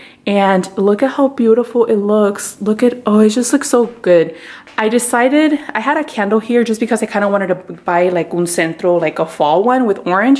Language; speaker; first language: English; early bilingual, other home language; Spanish